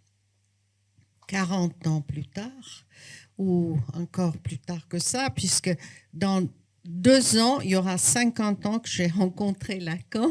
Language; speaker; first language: French; non-native, fluent; Portuguese